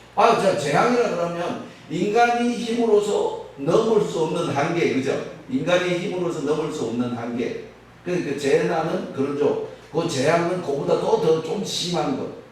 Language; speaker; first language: Korean; native; Korean